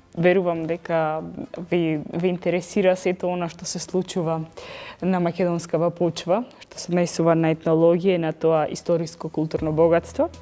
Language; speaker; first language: Macedonian; native; Macedonian